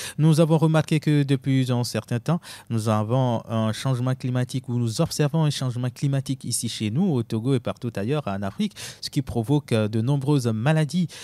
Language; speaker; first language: French; non-native, local second language; Ewe